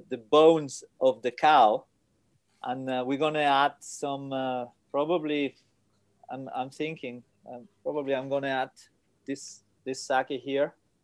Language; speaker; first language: English; non-native, fluent; Spanish